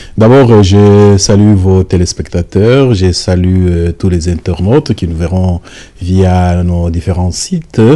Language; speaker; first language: French; non-native, local second language; Lingala